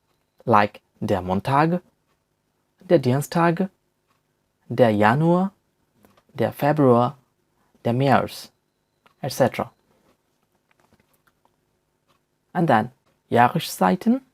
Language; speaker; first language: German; non-native, fluent; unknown